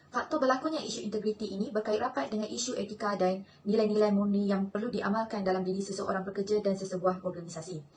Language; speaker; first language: Malay; native; Malay